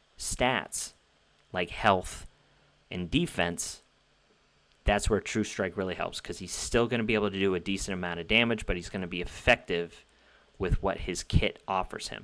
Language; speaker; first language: English; native; English